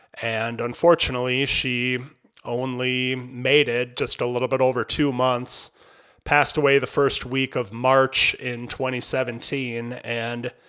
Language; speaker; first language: English; native; English